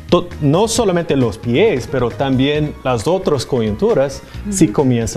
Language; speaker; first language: Spanish; non-native, fluent; English